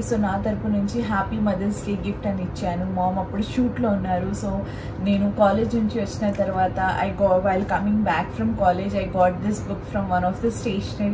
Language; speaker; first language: Telugu; non-native, local second language; Urdu